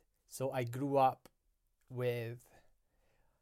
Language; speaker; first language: English; non-native, fluent; Italian